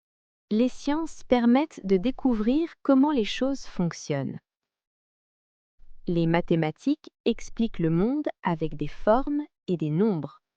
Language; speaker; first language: French; non-native, local second language; Arabic